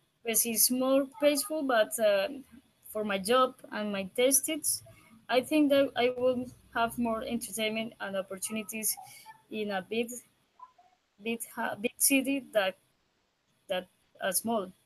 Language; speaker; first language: English; non-native, learner; Spanish